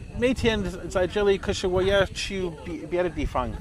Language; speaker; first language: Chinese; non-native, learner; English